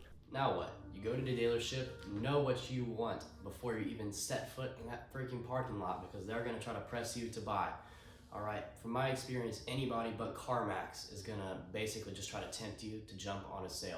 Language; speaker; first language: English; native; English